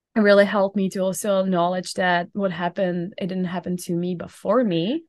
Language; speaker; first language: English; non-native, fluent; Czech